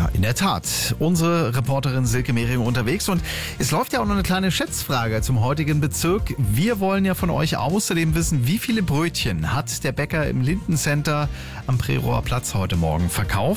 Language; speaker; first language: German; native; German